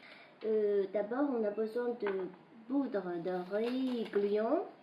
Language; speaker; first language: French; non-native, fluent; Chinese